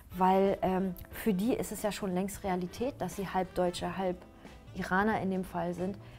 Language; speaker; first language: German; early bilingual, other home language; Persian